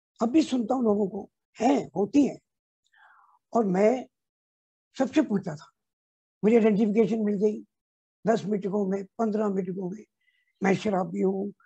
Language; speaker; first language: Hindi; non-native, local second language; Punjabi